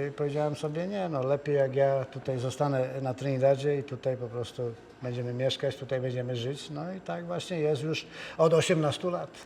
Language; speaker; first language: Polish; native; Polish